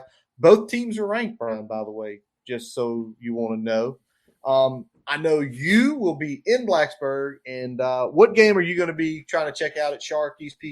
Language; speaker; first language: English; native; English